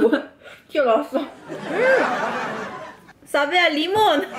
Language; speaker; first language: Spanish; non-native, learner; Korean